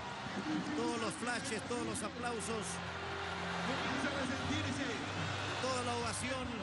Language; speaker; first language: Spanish; native; Spanish